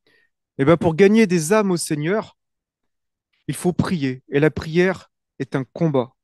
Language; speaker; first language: French; native; French